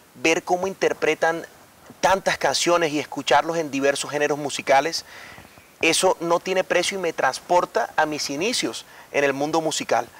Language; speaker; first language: Spanish; native; Spanish